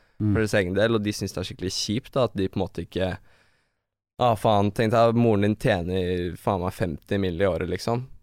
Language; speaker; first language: Norwegian; native; Norwegian